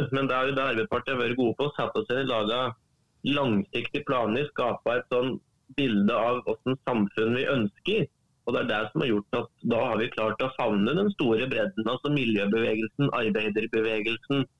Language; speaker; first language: Norwegian; native; Norwegian